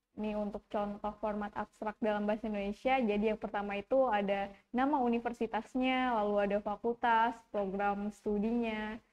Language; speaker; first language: Indonesian; native; Indonesian